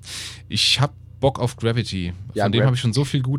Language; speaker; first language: German; native; German